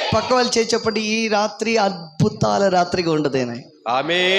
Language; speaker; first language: Telugu; non-native, local second language; Malayalam